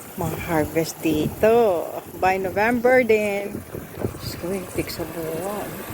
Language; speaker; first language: Filipino; non-native, local second language; Cebuano